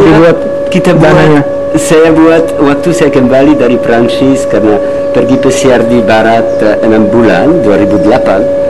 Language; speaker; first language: Indonesian; non-native, learner; French